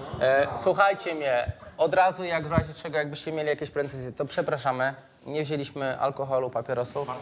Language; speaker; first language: Polish; native; Polish